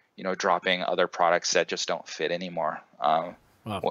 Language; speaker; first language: English; native; English